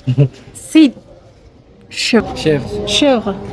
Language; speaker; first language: French; non-native, learner; Amharic